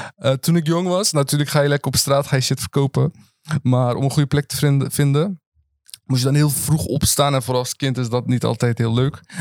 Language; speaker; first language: Dutch; early bilingual, other home language; Arabic